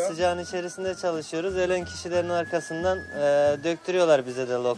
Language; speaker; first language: Turkish; native; Turkish